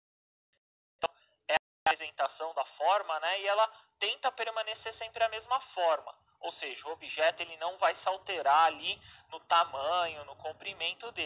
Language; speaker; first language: Portuguese; native; Portuguese